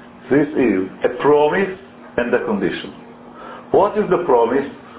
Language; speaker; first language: English; non-native, fluent; Hebrew